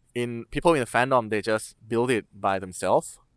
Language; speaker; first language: English; non-native, learner; Thai